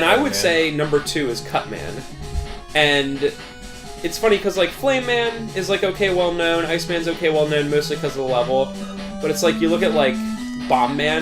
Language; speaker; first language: English; native; English